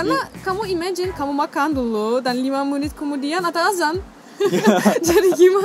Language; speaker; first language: Indonesian; non-native, fluent; Turkish